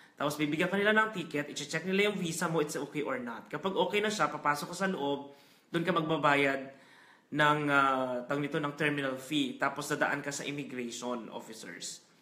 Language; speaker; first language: Filipino; non-native, local second language; Hiligaynon